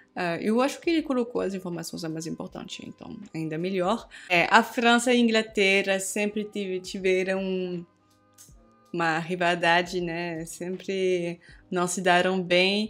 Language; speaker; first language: Portuguese; non-native, fluent; French